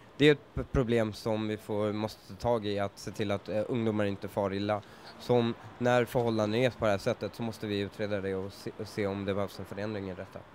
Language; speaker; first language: Swedish; early bilingual, other home language; Persian